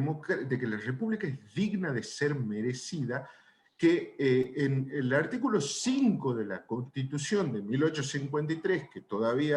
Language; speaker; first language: Spanish; native; Spanish